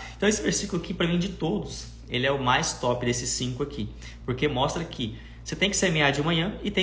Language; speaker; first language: Portuguese; native; Portuguese